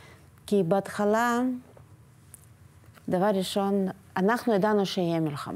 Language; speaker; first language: Hebrew; non-native, fluent; Russian